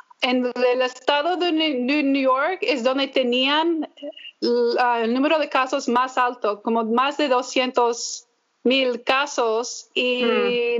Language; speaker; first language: Spanish; early bilingual, heritage; English